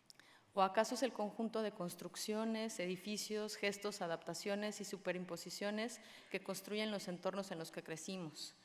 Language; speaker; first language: Spanish; native; Spanish